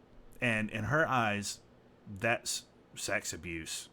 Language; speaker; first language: English; native; English